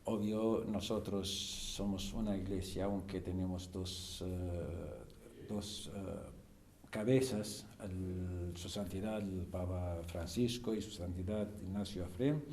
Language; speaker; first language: Spanish; non-native, fluent; Arabic